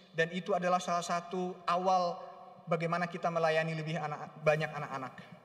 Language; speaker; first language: Indonesian; non-native, local second language; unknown